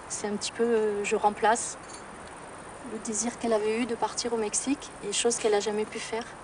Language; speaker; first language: French; native; French